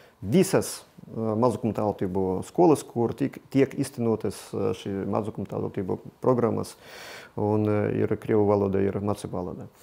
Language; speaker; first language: Latvian; non-native, local second language; Russian